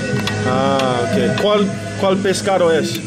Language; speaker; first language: Spanish; non-native, learner; English